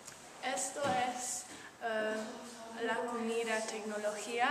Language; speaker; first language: Spanish; non-native, learner; English